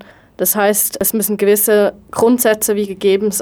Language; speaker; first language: German; native; German